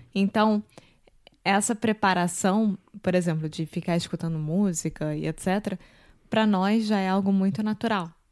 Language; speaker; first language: Portuguese; native; Portuguese